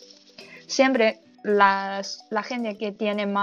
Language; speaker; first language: Spanish; non-native, learner; Chinese